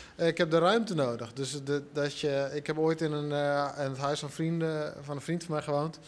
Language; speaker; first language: Dutch; non-native, local second language; Western Frisian